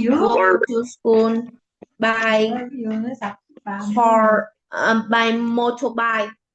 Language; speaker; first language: English; non-native, learner; Vietnamese